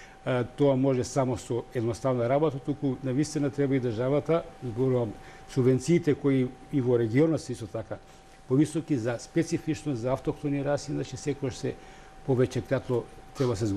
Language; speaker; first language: Macedonian; native; Macedonian